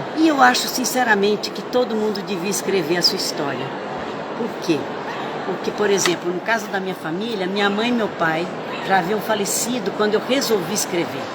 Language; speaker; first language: Portuguese; early bilingual, other home language; Italian